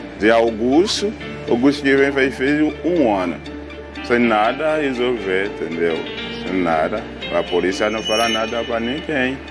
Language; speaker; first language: Portuguese; non-native, learner; Haitian Creole